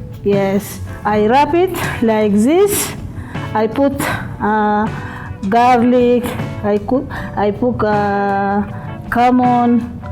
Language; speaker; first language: English; non-native, learner; Arabic